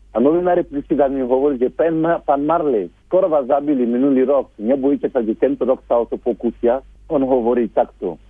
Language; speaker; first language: Slovak; non-native, fluent; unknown